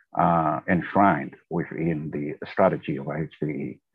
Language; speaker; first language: English; non-native, fluent; Tongan